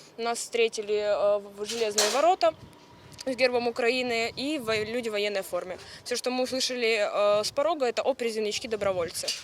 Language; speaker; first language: Russian; native; Russian